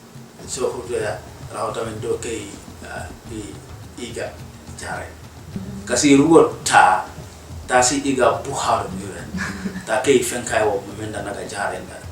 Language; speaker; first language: Chinese; non-native, learner; Wolof